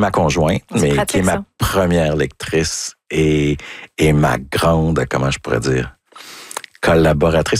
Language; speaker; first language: French; native; French